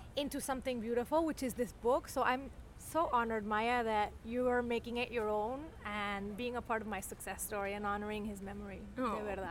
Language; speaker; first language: English; non-native, fluent; Spanish